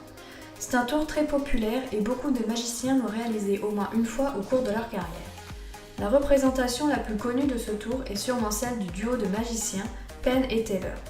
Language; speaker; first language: French; native; French